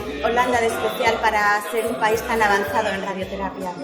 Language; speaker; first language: Spanish; native; Spanish